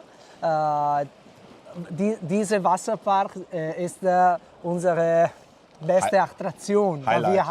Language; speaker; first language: German; non-native, learner; Italian